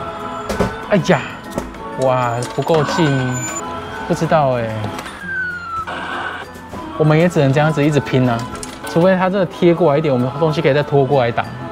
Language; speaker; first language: Chinese; native; Chinese